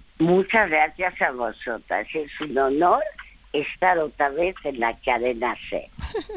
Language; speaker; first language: Spanish; early bilingual, other home language; French